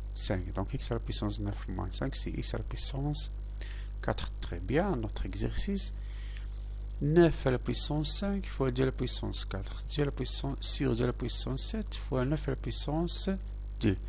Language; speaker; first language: French; non-native, local second language; Arabic